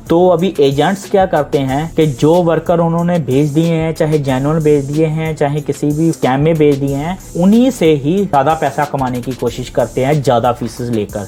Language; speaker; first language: Hindi; non-native, local second language; Punjabi